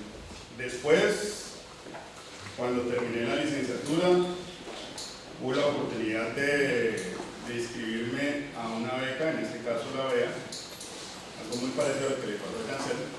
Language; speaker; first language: Spanish; native; Spanish